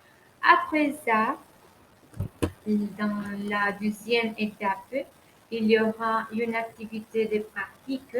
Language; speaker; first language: French; non-native, learner; Spanish